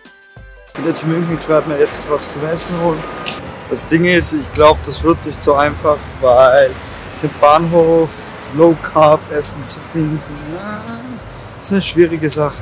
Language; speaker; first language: German; native; German